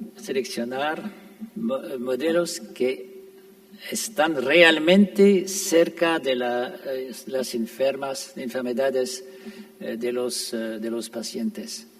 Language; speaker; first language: Spanish; non-native, fluent; French